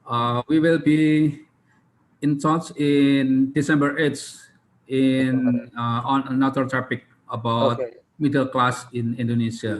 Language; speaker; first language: English; non-native, learner; Indonesian